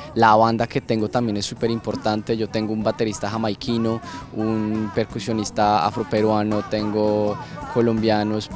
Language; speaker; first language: Spanish; non-native, fluent; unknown